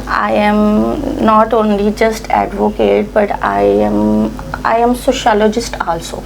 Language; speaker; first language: English; non-native, local second language; Hindi